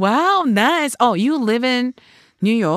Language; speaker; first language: English; non-native, learner; Japanese